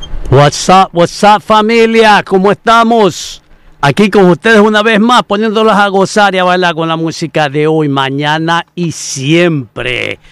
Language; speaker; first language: Spanish; native; Spanish